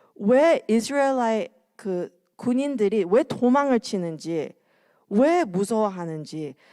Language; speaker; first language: Korean; early bilingual, heritage; Korean